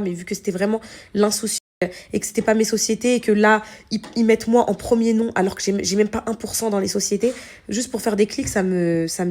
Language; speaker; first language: French; native; French